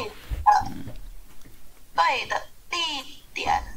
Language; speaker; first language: Chinese; non-native, learner; Vietnamese